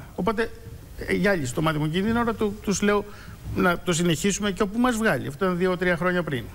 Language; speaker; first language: Greek; native; Greek